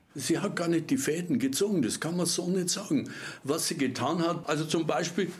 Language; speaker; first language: German; native; German